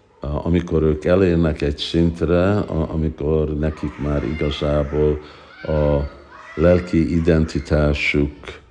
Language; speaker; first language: Hungarian; early bilingual, heritage; Hungarian